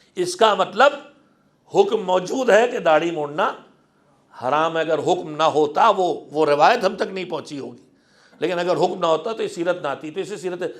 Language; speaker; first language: Urdu; native; Urdu